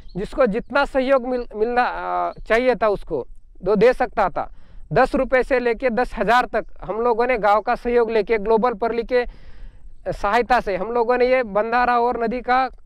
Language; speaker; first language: Hindi; non-native, local second language; Marathi